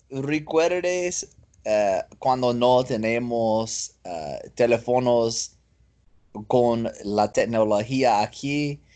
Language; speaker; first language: Spanish; non-native, learner; English